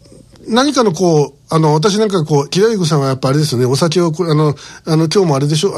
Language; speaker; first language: Japanese; native; Japanese